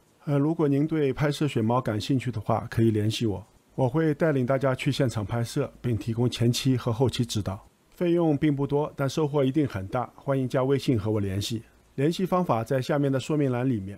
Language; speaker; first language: Chinese; native; Chinese